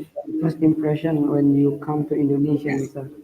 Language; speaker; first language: English; non-native, learner; Indonesian